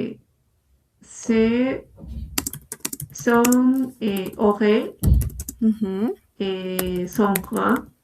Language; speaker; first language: French; non-native, learner; Spanish